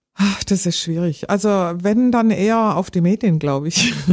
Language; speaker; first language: German; native; German